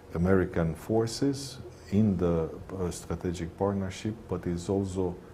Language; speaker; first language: English; non-native, fluent; Romanian